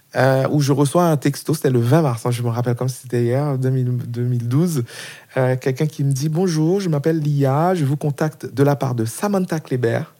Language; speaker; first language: French; non-native, local second language; Haitian Creole